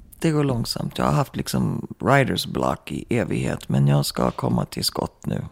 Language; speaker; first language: Swedish; early bilingual, heritage; Swedish